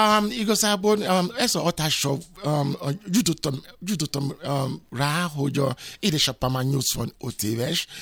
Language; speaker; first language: Hungarian; non-native, fluent; Yoruba